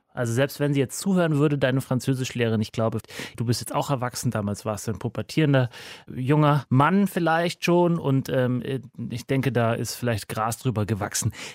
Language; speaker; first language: German; native; German